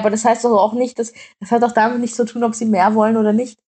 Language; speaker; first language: German; native; German